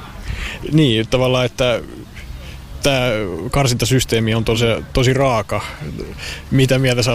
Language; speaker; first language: Finnish; native; Finnish